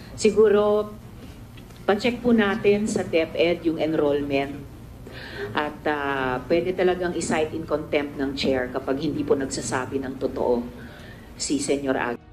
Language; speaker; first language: Filipino; native; Filipino